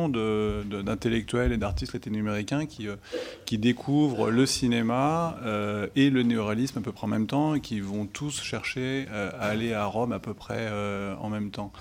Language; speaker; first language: French; native; French